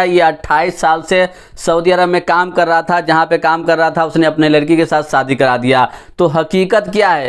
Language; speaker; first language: Hindi; native; Hindi